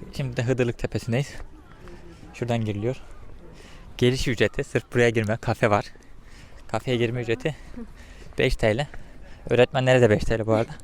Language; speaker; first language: Turkish; native; Turkish